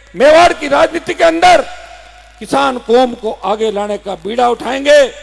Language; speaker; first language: Hindi; native; Hindi